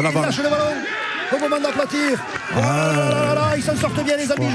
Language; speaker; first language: French; native; French